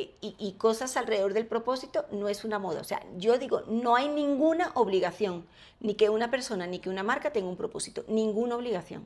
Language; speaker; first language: Spanish; native; Spanish